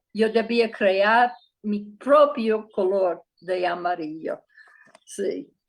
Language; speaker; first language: Spanish; non-native, fluent; English